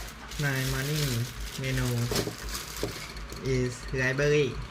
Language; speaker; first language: English; non-native, learner; Thai